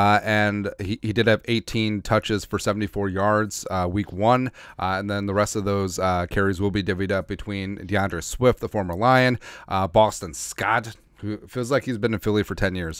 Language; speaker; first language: English; native; English